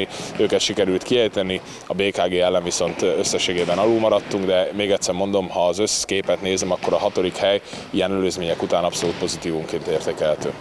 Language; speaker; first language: Hungarian; native; Hungarian